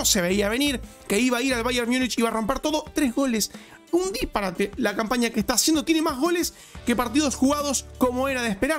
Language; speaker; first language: Spanish; native; Spanish